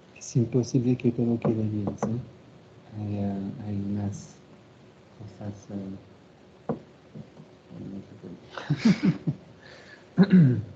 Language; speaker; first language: Spanish; non-native, fluent; French